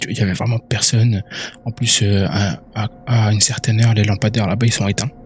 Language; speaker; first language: French; early bilingual, other home language; Arabic